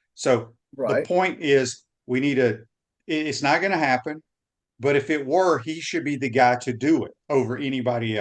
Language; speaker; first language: English; native; English